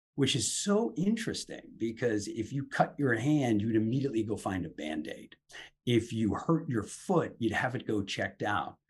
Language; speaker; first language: English; native; English